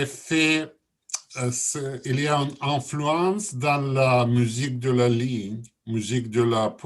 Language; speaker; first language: French; non-native, learner; Russian